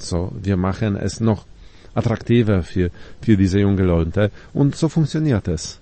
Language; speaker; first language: German; non-native, fluent; Polish